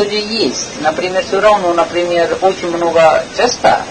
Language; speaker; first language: Russian; non-native, learner; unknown